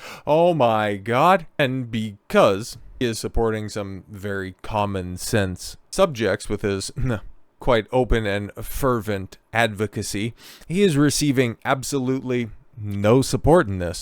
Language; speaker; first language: English; native; English